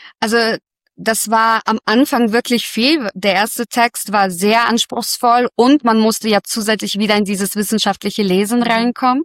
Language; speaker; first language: German; early bilingual, other home language; Russian